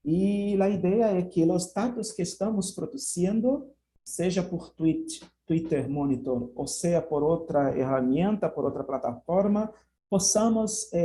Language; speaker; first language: Spanish; non-native, fluent; Portuguese